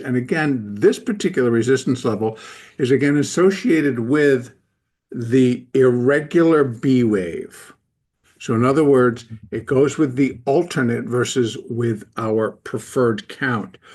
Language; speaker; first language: English; native; English